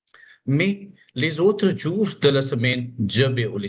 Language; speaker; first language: French; non-native, fluent; Hindi